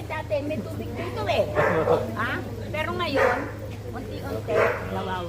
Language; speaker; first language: Filipino; native; Filipino